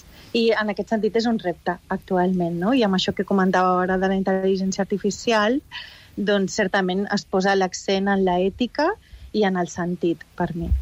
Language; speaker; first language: Catalan; native; Catalan